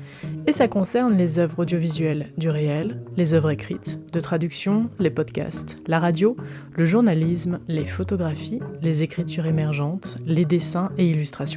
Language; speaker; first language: French; native; French